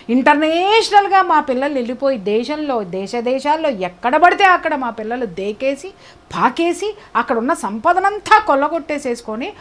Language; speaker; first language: Telugu; native; Telugu